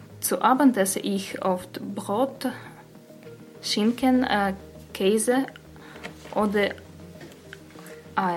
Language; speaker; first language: German; non-native, learner; Russian